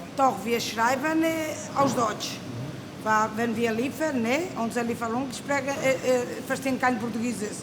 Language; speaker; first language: German; non-native, learner; Portuguese